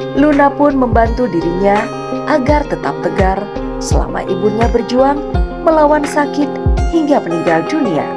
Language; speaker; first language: Indonesian; native; Indonesian